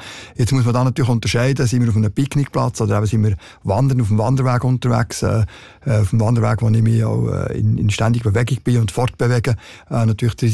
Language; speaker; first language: German; native; German